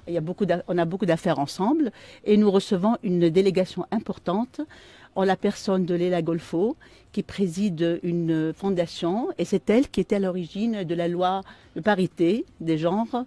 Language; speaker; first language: French; non-native, local second language; Arabic